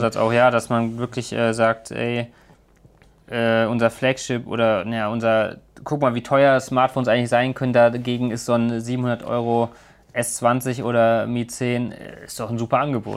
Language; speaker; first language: German; native; German